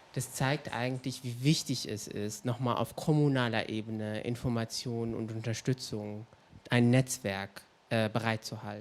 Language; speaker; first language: German; native; German